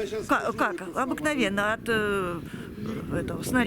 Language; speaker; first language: Russian; native; Russian